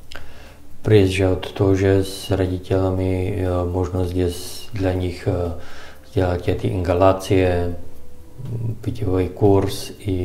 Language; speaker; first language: Russian; non-native, learner; Czech